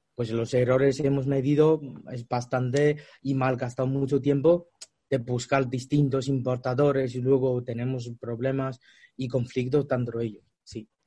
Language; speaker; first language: Spanish; non-native, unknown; Chinese